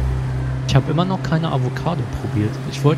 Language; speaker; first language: German; native; German